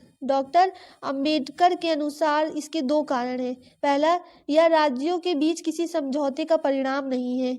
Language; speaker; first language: Hindi; native; Hindi